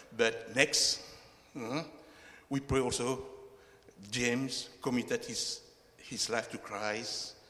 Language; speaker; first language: English; non-native, fluent; Chinese